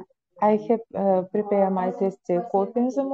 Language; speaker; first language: English; non-native, learner; Ukrainian